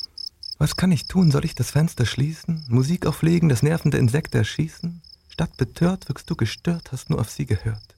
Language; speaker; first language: German; native; German